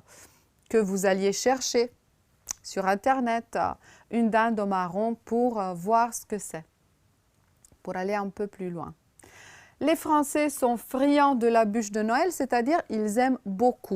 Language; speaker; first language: French; non-native, fluent; Romanian